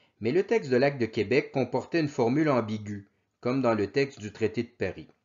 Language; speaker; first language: French; native; French